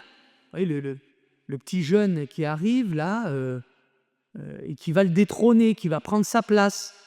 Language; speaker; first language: French; native; French